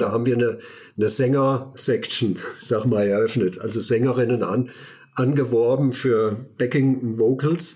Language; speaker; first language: German; native; German